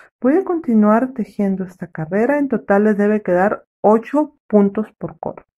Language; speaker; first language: Spanish; native; Spanish